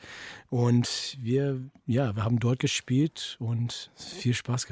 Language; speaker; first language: German; non-native, fluent; English